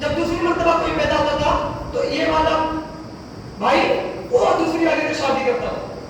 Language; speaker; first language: Urdu; native; Urdu